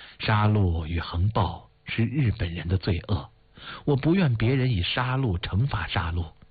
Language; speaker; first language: Chinese; native; Chinese